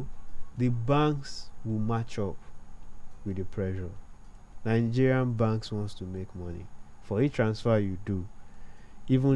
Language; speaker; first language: English; non-native, local second language; Yoruba